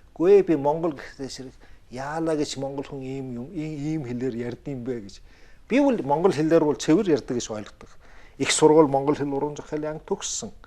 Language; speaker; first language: Mongolian; early bilingual, heritage; Mongolian